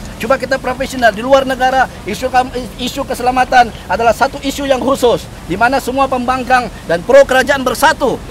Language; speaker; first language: Malay; native; Malay